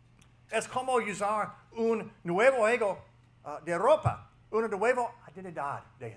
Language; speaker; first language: Spanish; non-native, fluent; English